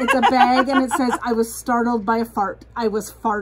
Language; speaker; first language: English; native; English